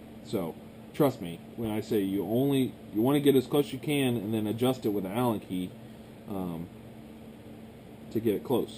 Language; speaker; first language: English; native; English